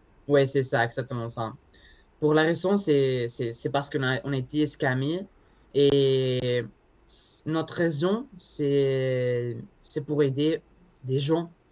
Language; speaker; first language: French; non-native, learner; Spanish